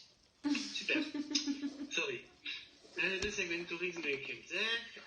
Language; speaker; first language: Dutch; non-native, learner; French